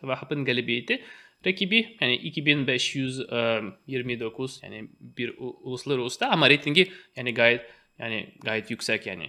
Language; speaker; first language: Turkish; non-native, fluent; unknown